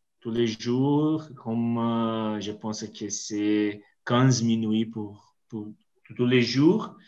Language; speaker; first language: French; non-native, learner; Portuguese